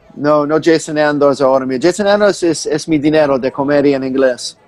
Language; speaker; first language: Spanish; non-native, fluent; English